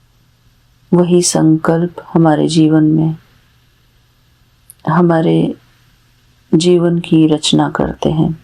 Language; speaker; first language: Hindi; native; Hindi